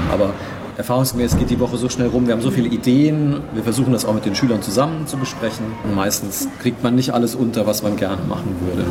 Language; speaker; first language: German; native; German